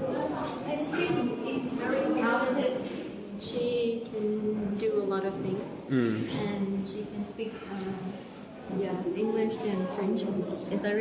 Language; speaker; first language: English; non-native, fluent; Vietnamese